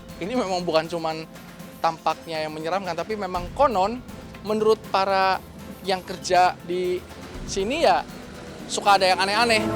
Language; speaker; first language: Indonesian; native; Indonesian